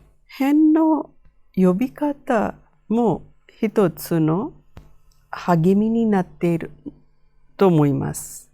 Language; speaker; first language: Japanese; non-native, fluent; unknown